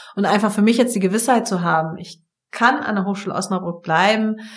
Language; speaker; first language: German; native; German